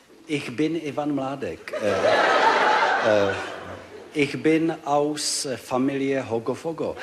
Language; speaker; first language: German; non-native, learner; Czech